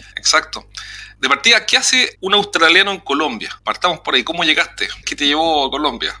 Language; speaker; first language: Spanish; native; Spanish